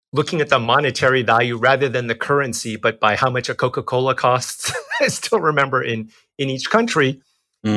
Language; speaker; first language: English; native; English